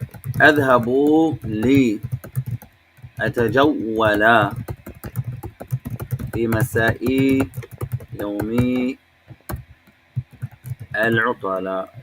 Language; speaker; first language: Arabic; non-native, fluent; English